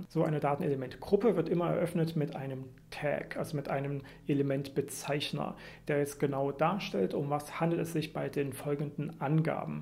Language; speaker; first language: German; native; German